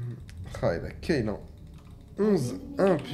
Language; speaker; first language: French; native; French